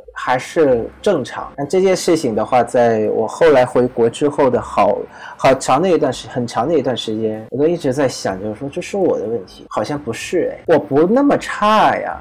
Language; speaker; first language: Chinese; non-native, fluent; Vietnamese